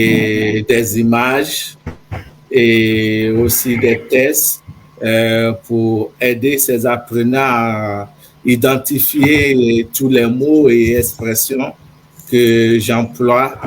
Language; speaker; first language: French; non-native, fluent; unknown